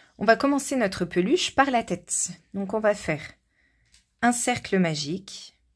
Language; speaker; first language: French; native; French